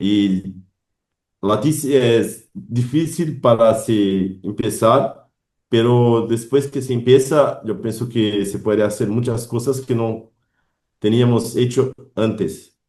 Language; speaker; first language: Spanish; non-native, learner; Portuguese